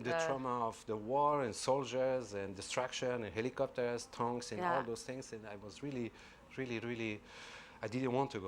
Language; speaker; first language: English; non-native, fluent; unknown